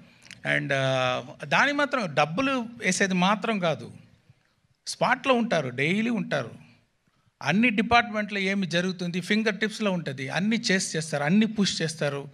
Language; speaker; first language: Telugu; non-native, local second language; Tamil